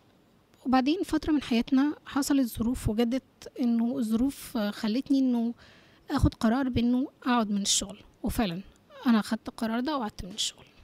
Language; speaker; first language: Arabic; native; Arabic